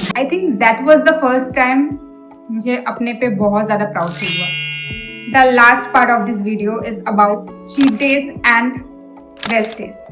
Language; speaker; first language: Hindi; non-native, local second language; Bangla